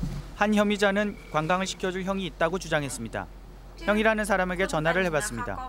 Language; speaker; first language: Korean; native; Korean